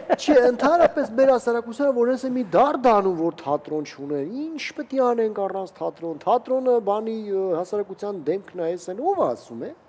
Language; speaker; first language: Armenian; native; Armenian